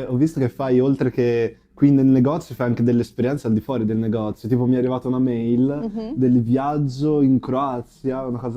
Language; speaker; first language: Italian; native; Italian